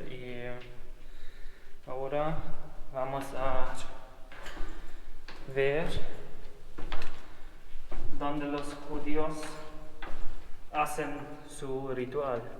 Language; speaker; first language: Spanish; non-native, learner; German